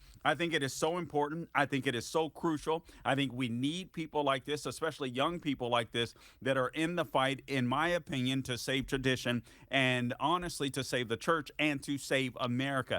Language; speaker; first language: English; native; English